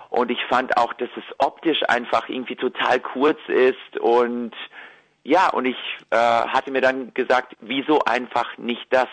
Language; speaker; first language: German; early bilingual, other home language; Russian